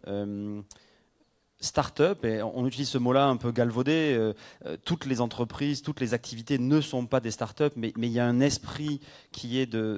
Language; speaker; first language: French; native; French